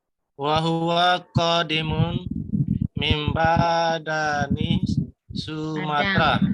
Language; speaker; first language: Arabic; non-native, learner; Indonesian